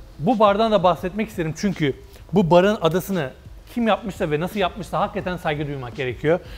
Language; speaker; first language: Turkish; early bilingual, heritage; Turkish